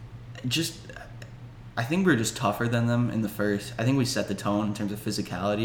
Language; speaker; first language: English; native; English